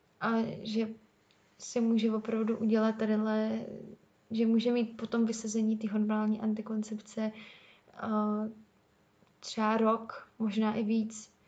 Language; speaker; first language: Czech; native; Czech